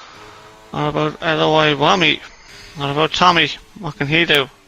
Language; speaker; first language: English; native; English